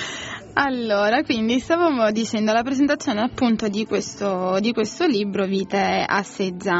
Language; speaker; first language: Italian; native; Italian